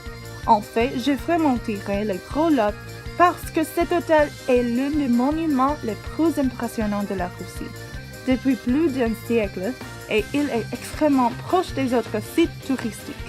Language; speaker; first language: French; non-native, learner; English